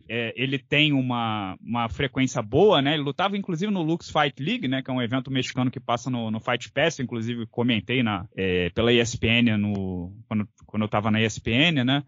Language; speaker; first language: Portuguese; native; Portuguese